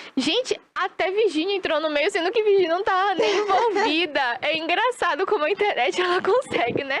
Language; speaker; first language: Portuguese; native; Portuguese